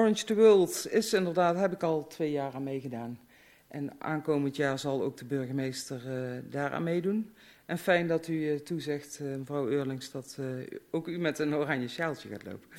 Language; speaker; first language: Dutch; native; Dutch